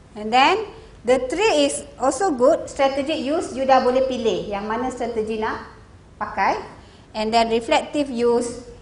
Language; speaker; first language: Malay; native; Malay